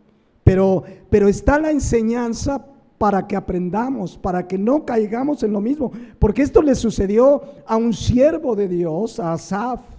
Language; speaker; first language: Spanish; native; Spanish